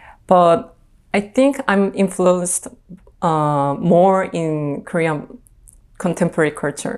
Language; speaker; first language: English; non-native, fluent; Korean